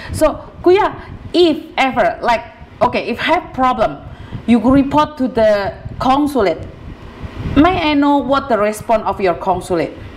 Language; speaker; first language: English; non-native, learner; Javanese